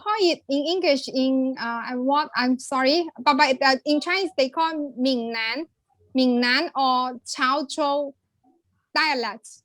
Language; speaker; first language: English; non-native, learner; Chinese